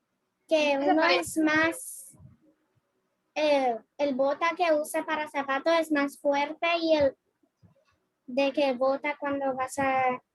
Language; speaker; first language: Spanish; non-native, learner; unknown